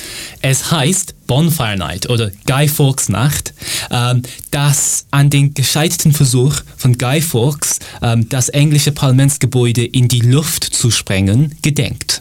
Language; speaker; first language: German; non-native, fluent; English